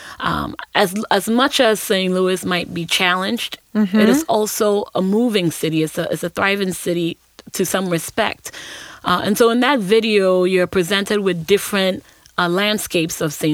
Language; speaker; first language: English; non-native, local second language; Akan